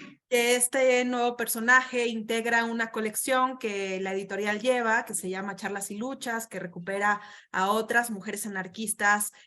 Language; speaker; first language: Spanish; native; Spanish